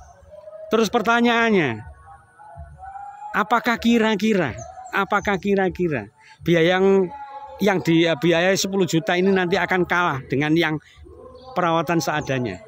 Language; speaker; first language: Indonesian; native; Indonesian